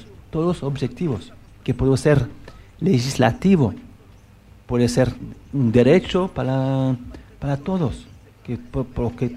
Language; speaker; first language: Spanish; non-native, learner; French